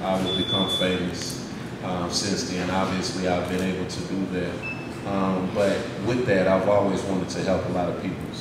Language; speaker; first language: English; native; English